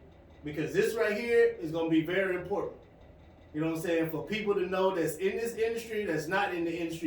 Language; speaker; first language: English; native; English